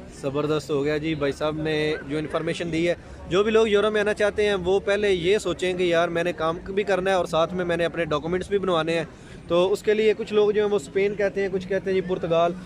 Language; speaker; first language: Urdu; non-native, local second language; Punjabi